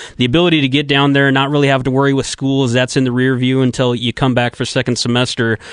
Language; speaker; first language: English; native; English